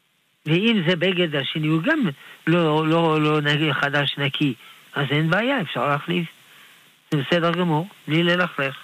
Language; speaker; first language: Hebrew; non-native, fluent; French